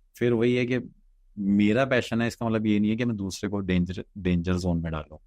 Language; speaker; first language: Hindi; native; Hindi